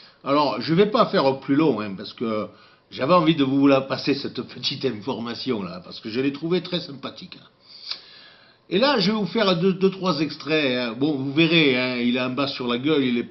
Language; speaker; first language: French; native; French